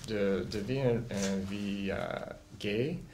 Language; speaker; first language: French; non-native, local second language; English